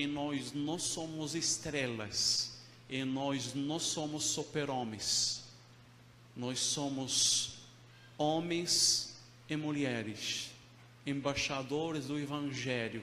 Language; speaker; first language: Portuguese; non-native, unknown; Arabic